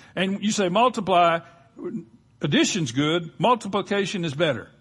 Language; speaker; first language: English; native; English